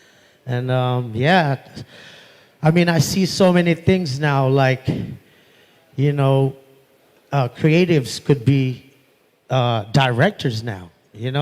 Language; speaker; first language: English; non-native, local second language; Pampanga